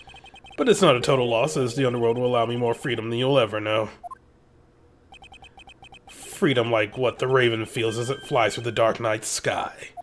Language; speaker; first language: English; native; English